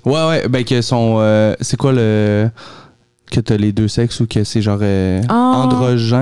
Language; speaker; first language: French; native; French